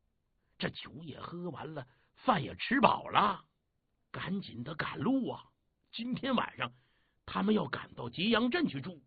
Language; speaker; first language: Chinese; native; Chinese